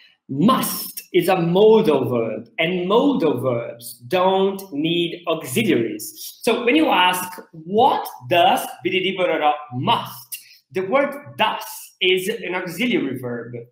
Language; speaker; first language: English; non-native, fluent; Portuguese